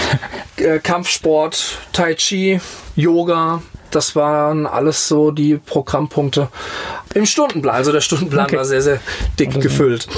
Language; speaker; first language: German; native; German